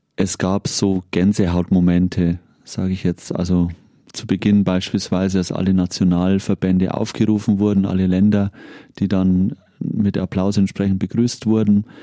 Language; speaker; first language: German; native; German